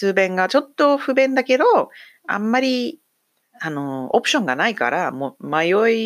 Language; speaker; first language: Japanese; non-native, fluent; English